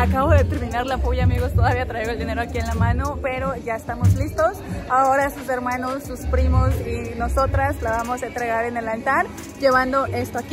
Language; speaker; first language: Spanish; native; Spanish